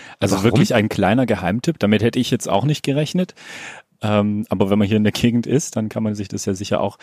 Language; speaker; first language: German; native; German